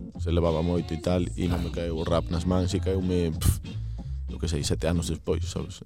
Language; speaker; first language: Galician; native; Galician